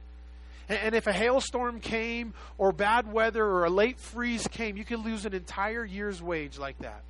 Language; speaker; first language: English; native; English